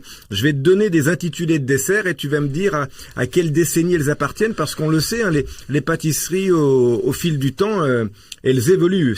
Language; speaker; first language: French; native; French